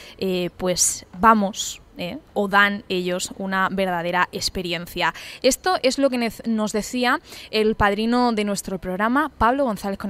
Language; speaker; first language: Spanish; native; Spanish